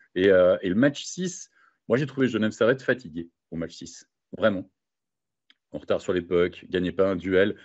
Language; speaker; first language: French; native; French